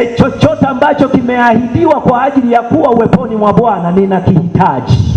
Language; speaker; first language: Swahili; native; Swahili